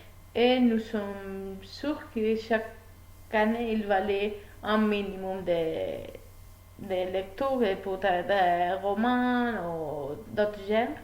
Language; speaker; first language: French; non-native, learner; Spanish